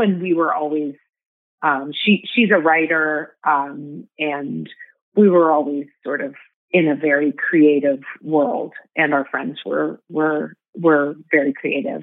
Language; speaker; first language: English; native; English